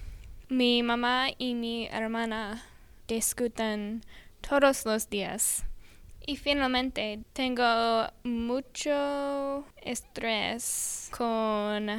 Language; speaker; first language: Spanish; non-native, learner; English